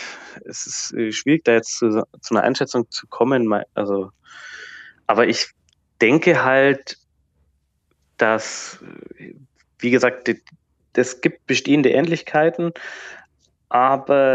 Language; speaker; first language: German; native; German